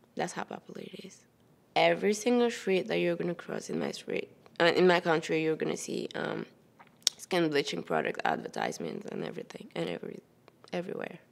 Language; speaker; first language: English; non-native, fluent; Wolof